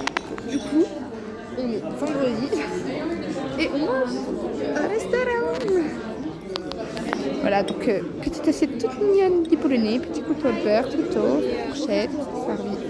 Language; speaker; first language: French; native; French